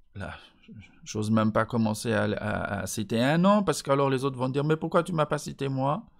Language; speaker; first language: French; non-native, fluent; Luxembourgish